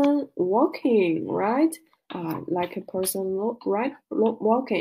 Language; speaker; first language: English; non-native, learner; Chinese